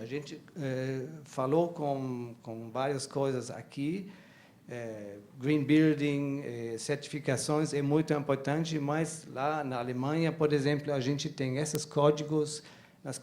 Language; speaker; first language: Portuguese; non-native, learner; German